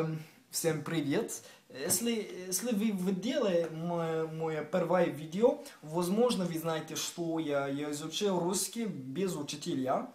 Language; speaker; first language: Russian; non-native, learner; English